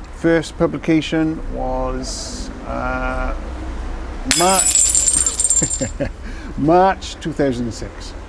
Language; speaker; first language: English; native; English